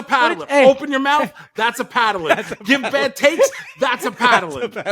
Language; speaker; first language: English; native; English